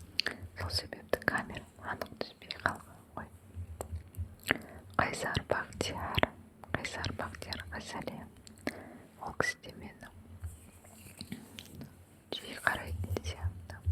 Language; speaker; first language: Kazakh; non-native, local second language; Russian